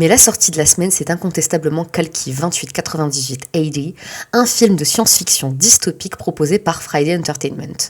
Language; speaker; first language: French; native; French